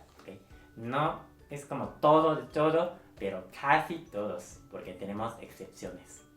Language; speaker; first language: Spanish; non-native, fluent; Japanese